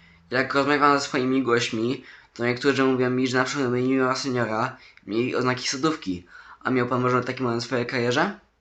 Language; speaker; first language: Polish; native; Polish